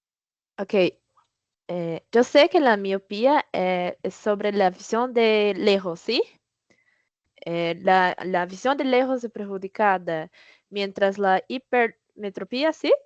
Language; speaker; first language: Spanish; non-native, learner; Portuguese